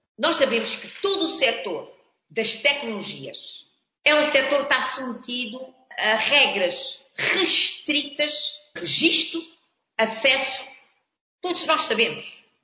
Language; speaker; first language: Portuguese; non-native, local second language; Kabuverdianu